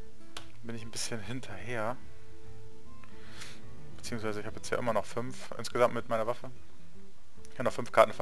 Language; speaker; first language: German; native; German